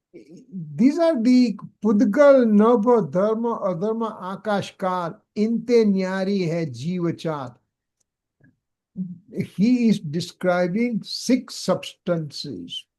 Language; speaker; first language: English; non-native, local second language; Gujarati